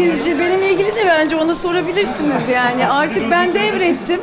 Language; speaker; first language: Turkish; native; Turkish